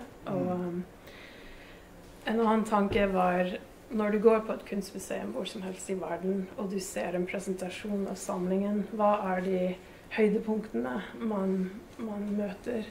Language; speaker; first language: Norwegian; non-native, fluent; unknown